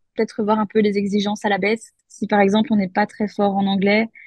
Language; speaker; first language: French; native; French